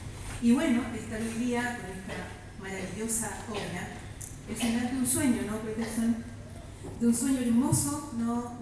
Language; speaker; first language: Spanish; native; Spanish